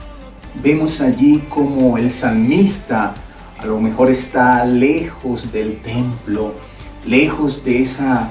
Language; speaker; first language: Spanish; native; Spanish